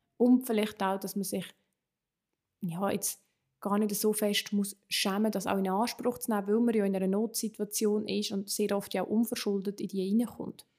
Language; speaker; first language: German; native; German